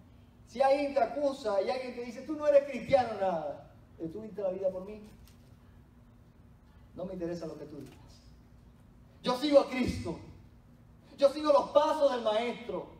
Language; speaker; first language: Spanish; native; Spanish